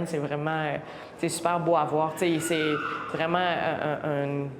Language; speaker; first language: French; native; French